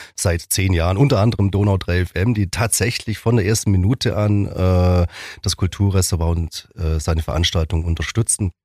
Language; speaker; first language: German; native; German